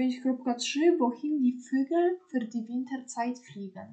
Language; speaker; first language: German; non-native, fluent; Polish